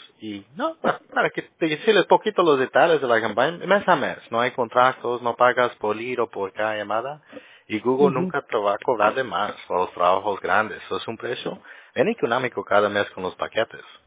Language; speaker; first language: Spanish; early bilingual, heritage; Spanish